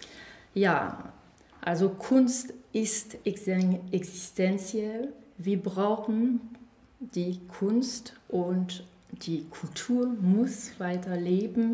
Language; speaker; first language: German; non-native, fluent; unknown